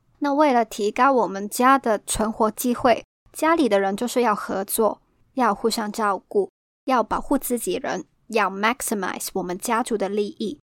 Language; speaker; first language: Chinese; non-native, local second language; Cantonese